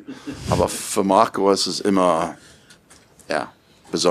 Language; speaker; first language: German; non-native, learner; English